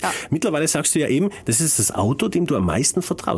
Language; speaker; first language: German; native; German